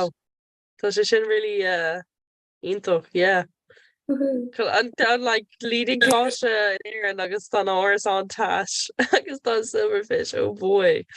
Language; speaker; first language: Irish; non-native, local second language; English